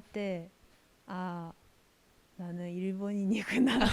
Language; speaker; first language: Korean; non-native, fluent; Japanese